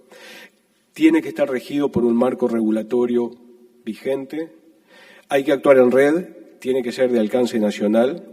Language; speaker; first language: Spanish; native; Spanish